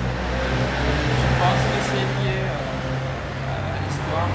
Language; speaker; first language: French; non-native, fluent; Arabic